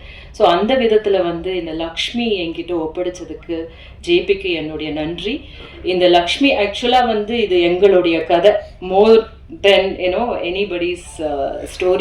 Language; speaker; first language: Tamil; native; Tamil